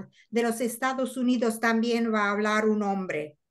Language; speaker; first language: Spanish; non-native, learner; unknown